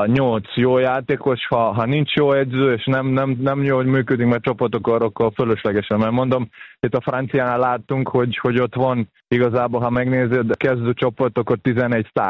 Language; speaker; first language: Hungarian; non-native, fluent; Serbian